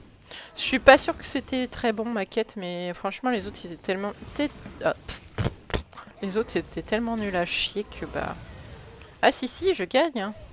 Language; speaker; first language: French; native; French